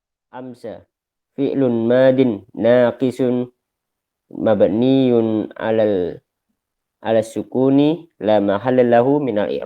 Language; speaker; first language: Arabic; non-native, learner; Indonesian